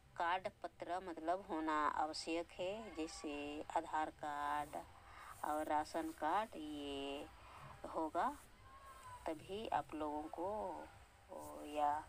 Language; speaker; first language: Hindi; non-native, local second language; Santali